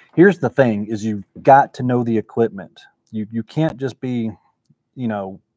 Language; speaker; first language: English; native; English